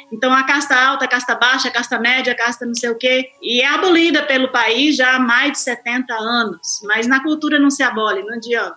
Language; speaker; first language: Portuguese; native; Portuguese